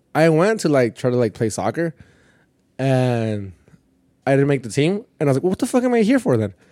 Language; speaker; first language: English; early bilingual, other home language; Spanish